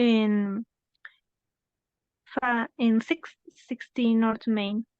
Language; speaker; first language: English; non-native, learner; Spanish